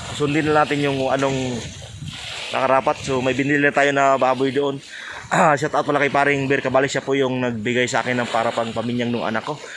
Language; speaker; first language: Filipino; non-native, local second language; Bikol